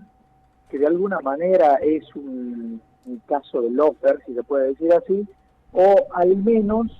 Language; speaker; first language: Spanish; native; Spanish